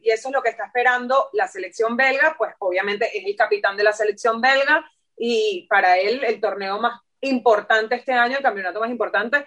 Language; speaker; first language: Spanish; native; Spanish